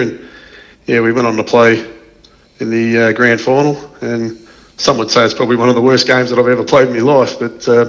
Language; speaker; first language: English; native; English